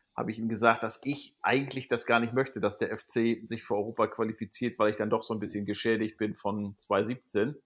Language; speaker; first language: German; native; German